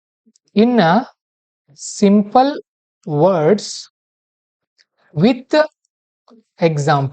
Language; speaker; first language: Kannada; native; Kannada